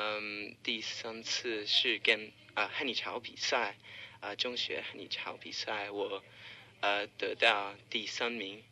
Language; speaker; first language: Chinese; non-native, learner; English